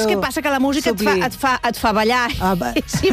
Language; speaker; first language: Catalan; native; Catalan